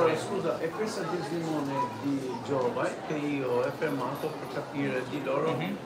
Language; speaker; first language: Italian; non-native, learner; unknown